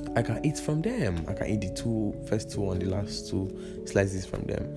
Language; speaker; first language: English; non-native, local second language; Yoruba